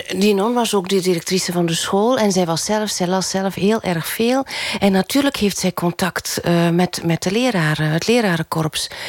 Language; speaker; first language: Dutch; native; Dutch